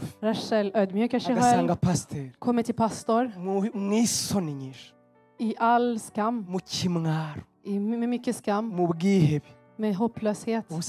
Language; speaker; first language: Swedish; early bilingual, other home language; Kinyarwanda